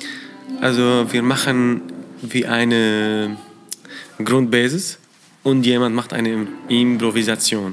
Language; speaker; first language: German; non-native, learner; Arabic